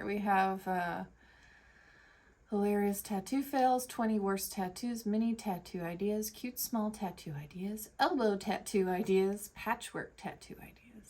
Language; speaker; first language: English; native; English